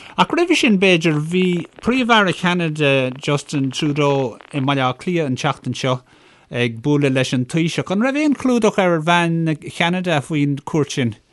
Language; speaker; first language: Irish; non-native, local second language; English